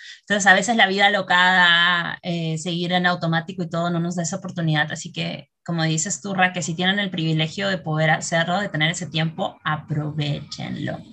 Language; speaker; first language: Spanish; native; Spanish